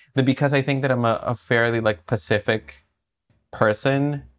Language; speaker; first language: English; non-native, fluent; Spanish